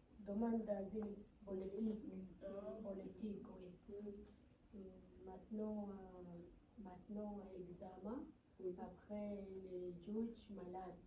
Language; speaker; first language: French; non-native, learner; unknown